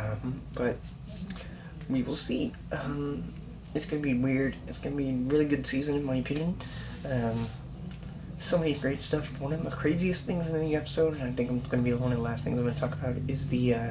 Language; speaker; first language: English; native; English